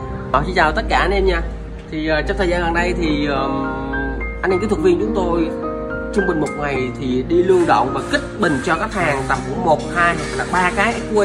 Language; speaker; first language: Vietnamese; native; Vietnamese